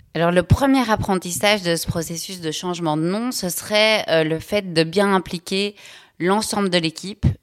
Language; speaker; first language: French; native; French